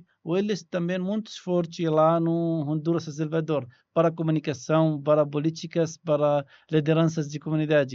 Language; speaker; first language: Portuguese; non-native, learner; Arabic